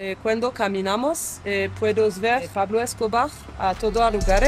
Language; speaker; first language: Spanish; non-native, learner; French